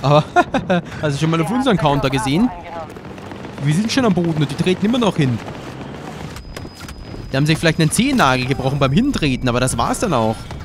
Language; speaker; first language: German; native; German